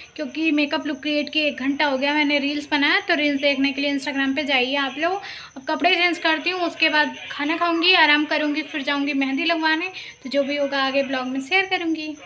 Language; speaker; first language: Hindi; native; Hindi